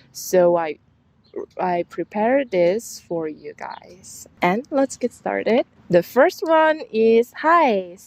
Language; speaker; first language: English; non-native, fluent; Korean